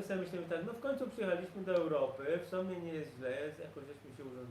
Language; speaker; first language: Polish; native; Polish